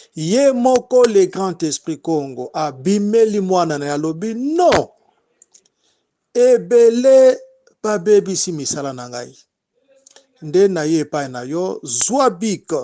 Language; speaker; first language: Lingala; non-native, local second language; Kongo